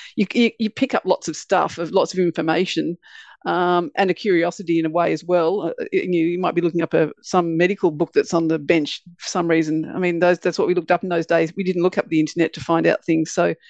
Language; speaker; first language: English; native; English